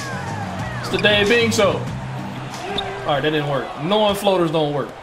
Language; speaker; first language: English; native; English